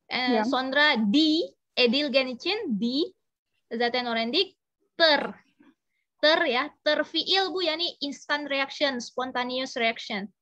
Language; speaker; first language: Turkish; non-native, learner; Indonesian